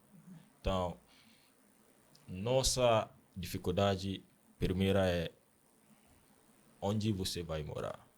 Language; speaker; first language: Portuguese; non-native, learner; Akan